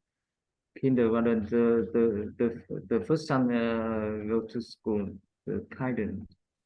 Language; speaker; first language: English; non-native, learner; Vietnamese